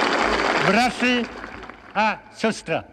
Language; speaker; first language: Slovak; non-native, learner; Vietnamese